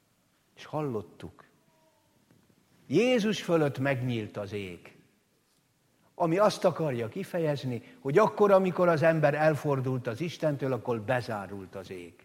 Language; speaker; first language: Hungarian; native; Hungarian